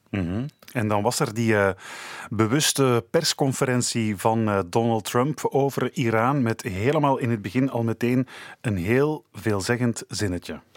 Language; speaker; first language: Dutch; native; Dutch